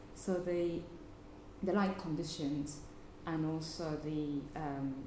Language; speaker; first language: English; non-native, fluent; Japanese